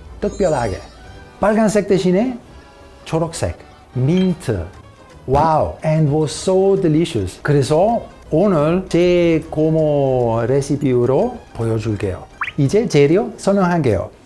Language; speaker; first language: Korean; non-native, learner; Italian